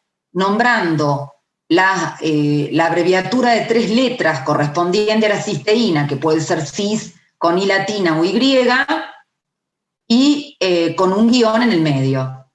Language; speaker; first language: Spanish; native; Spanish